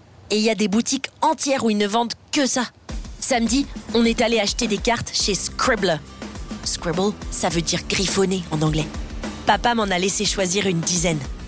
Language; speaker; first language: French; native; French